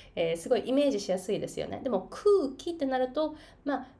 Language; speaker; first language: Japanese; native; Japanese